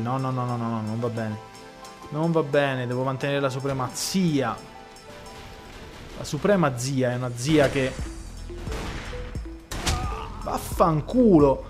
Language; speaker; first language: Italian; native; Italian